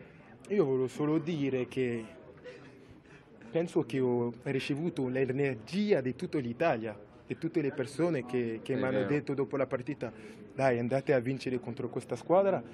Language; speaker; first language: Italian; non-native, fluent; French